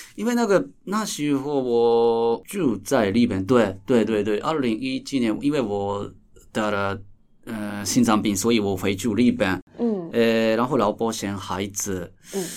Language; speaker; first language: Chinese; non-native, fluent; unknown